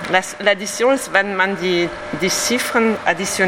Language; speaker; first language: German; non-native, fluent; French